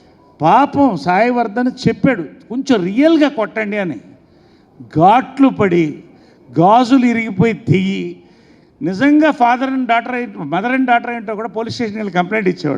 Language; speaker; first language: Telugu; native; Telugu